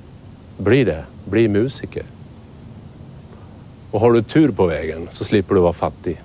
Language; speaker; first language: Swedish; native; Swedish